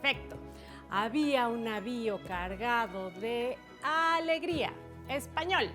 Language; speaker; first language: Spanish; native; Spanish